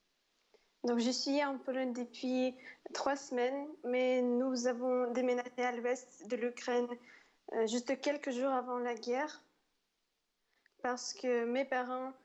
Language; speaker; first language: French; non-native, fluent; Ukrainian